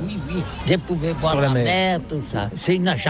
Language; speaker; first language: French; non-native, learner; Catalan